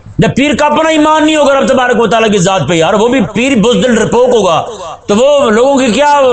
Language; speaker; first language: Urdu; non-native, local second language; Punjabi